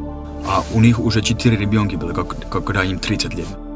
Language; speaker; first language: Russian; non-native, fluent; Finnish